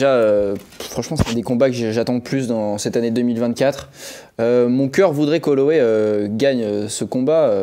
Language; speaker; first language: French; native; French